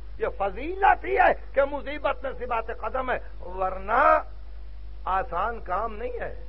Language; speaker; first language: Urdu; native; Urdu